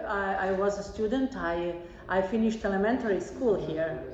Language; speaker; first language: English; non-native, fluent; Serbian